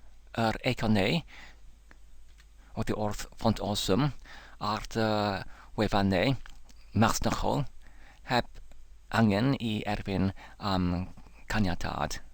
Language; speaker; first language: Welsh; non-native, learner; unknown